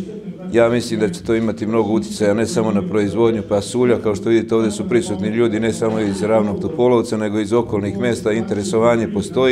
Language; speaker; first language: Serbian; native; Serbian